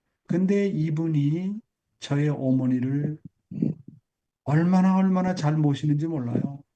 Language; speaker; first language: Korean; native; Korean